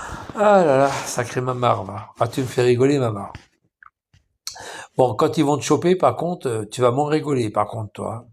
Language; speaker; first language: French; native; French